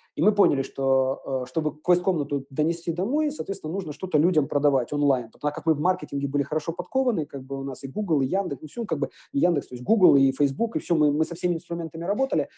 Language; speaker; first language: Russian; native; Russian